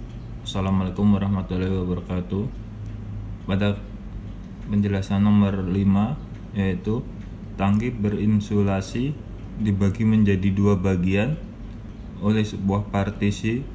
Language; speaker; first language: Indonesian; native; Indonesian